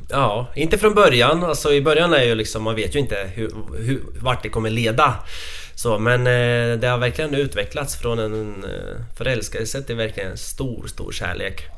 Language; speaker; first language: Swedish; non-native, fluent; Latvian